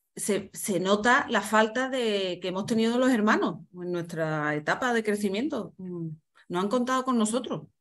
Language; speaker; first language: Spanish; native; Spanish